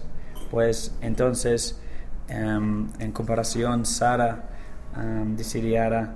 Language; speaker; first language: Spanish; non-native, learner; English